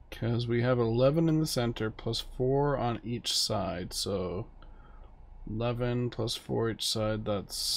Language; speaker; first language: English; native; English